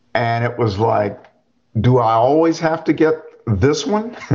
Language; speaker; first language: English; native; English